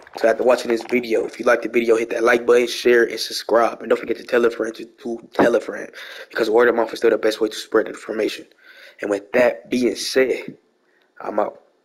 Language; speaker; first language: English; native; English